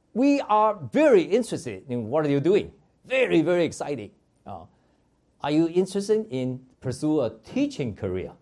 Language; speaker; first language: English; non-native, fluent; Chinese